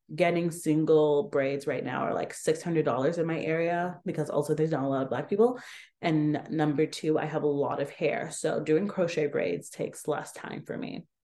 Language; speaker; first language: English; native; English